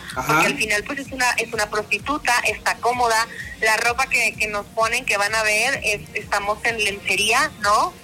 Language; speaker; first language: Spanish; native; Spanish